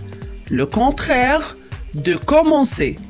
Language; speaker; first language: French; non-native, local second language; Arabic